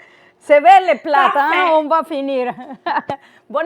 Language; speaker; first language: French; non-native, learner; Spanish